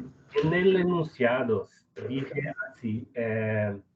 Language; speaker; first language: Spanish; non-native, learner; Portuguese